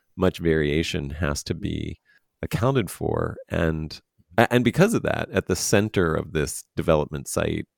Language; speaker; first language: English; native; English